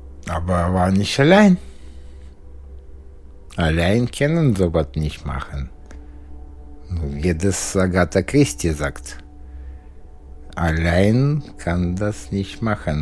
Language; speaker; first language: German; non-native, learner; Russian